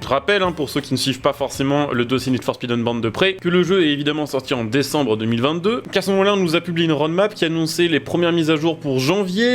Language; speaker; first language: French; native; French